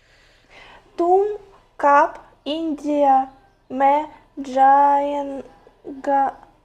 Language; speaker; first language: Hindi; non-native, learner; Russian